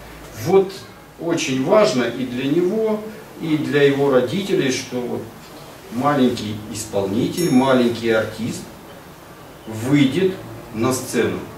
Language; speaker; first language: Russian; native; Russian